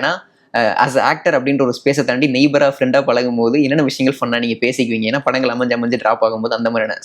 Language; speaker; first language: Tamil; native; Tamil